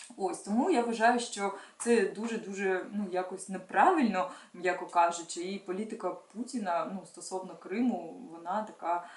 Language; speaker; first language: Ukrainian; non-native, local second language; Russian